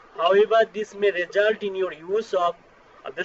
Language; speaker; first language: English; non-native, local second language; Bangla